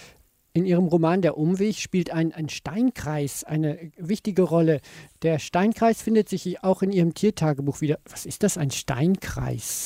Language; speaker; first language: German; native; German